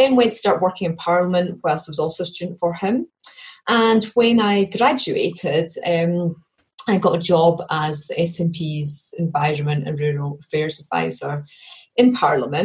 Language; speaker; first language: English; native; English